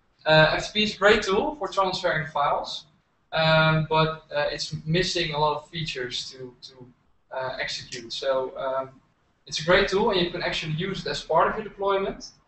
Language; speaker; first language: English; non-native, fluent; Dutch